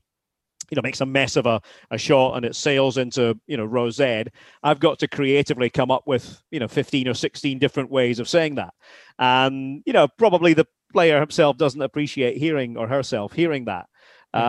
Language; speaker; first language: English; native; English